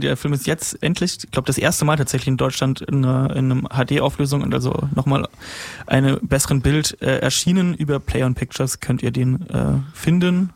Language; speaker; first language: German; native; German